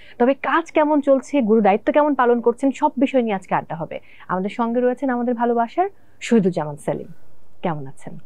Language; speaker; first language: Bangla; native; Bangla